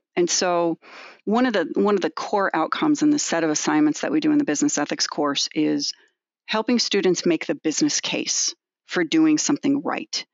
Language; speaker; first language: English; native; English